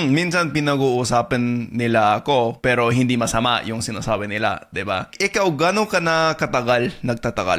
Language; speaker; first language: Filipino; non-native, fluent; English